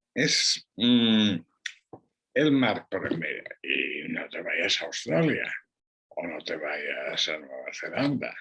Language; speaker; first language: Spanish; non-native, local second language; Catalan